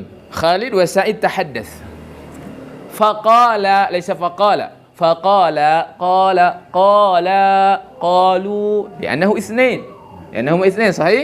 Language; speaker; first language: Arabic; non-native, fluent; Indonesian